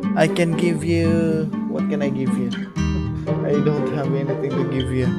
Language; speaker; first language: English; non-native, local second language; Cebuano